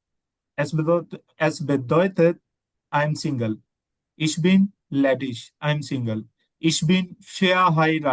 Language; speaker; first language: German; non-native, fluent; Urdu